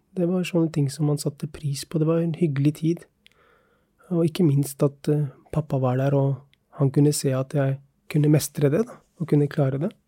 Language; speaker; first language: Norwegian; early bilingual, other home language; Urdu